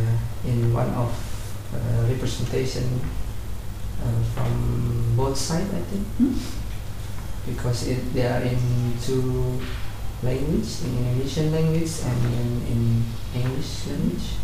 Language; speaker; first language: English; non-native, learner; Indonesian